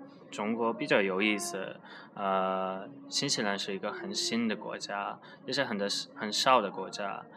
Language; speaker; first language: Chinese; non-native, learner; English